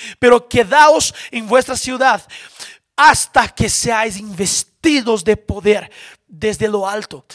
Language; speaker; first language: Spanish; non-native, fluent; Portuguese